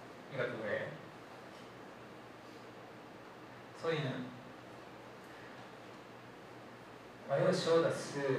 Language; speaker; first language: Chinese; non-native, learner; Japanese